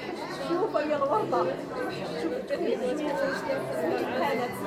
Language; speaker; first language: Arabic; native; Arabic